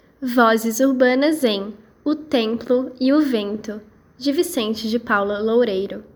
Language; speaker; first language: Portuguese; native; Portuguese